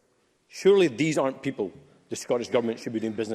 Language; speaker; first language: English; native; English